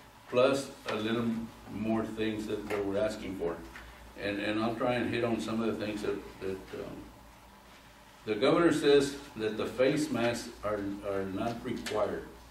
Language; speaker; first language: English; early bilingual, other home language; Spanish